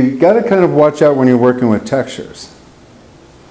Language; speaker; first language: English; native; English